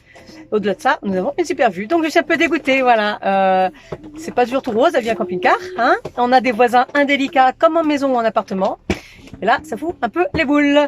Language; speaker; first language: French; native; French